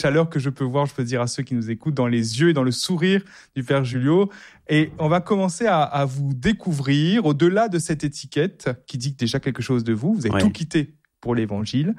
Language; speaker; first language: French; native; French